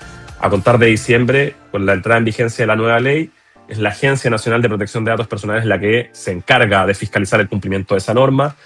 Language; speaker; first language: Spanish; native; Spanish